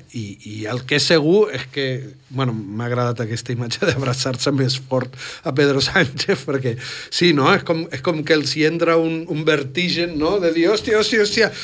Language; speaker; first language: Catalan; non-native, fluent; Spanish